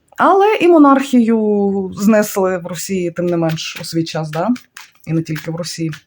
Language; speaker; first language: Ukrainian; non-native, local second language; Russian